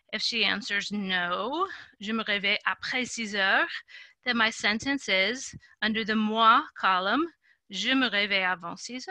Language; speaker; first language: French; non-native, fluent; English